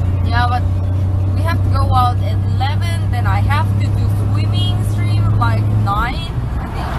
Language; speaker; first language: English; non-native, learner; Korean